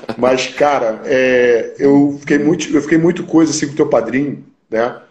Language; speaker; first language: Portuguese; native; Portuguese